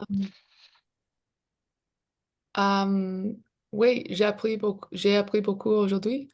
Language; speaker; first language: French; non-native, local second language; English